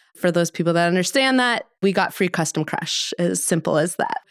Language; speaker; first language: English; native; English